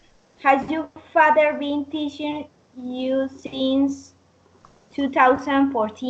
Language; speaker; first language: English; non-native, learner; Spanish